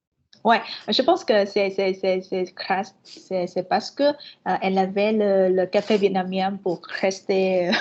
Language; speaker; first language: French; non-native, fluent; Vietnamese